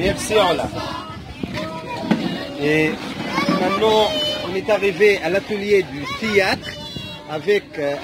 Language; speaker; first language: French; non-native, fluent; Arabic